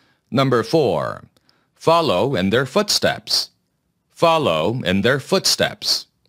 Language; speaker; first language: English; non-native, fluent; Korean